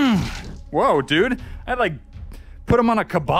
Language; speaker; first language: English; native; English